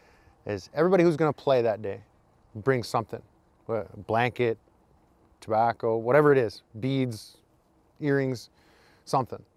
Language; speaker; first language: English; native; English